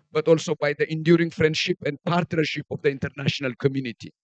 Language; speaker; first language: English; non-native, local second language; Amharic